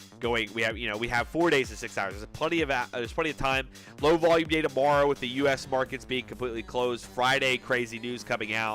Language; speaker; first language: English; native; English